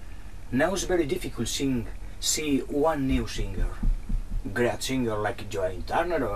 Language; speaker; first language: English; non-native, learner; Spanish